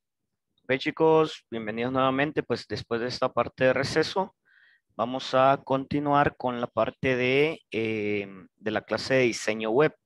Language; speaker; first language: Spanish; native; Spanish